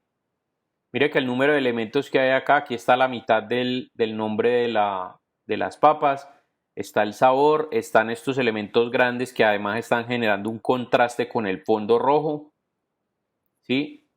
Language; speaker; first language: Spanish; native; Spanish